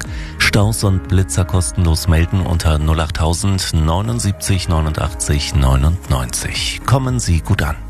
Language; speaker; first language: German; native; German